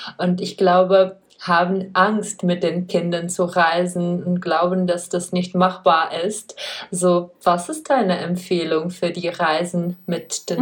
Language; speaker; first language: German; non-native, fluent; Czech